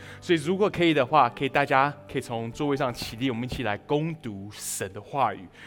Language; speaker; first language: Chinese; early bilingual, heritage; Chinese